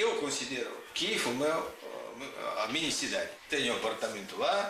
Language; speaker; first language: Portuguese; non-native, fluent; Russian